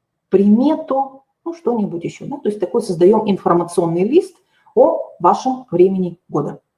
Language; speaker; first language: Russian; native; Russian